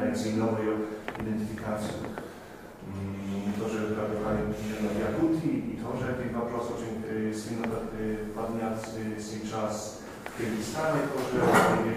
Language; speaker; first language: Russian; non-native, fluent; Polish